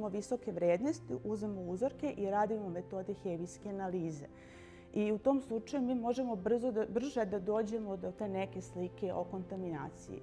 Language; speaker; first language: Serbian; native; Serbian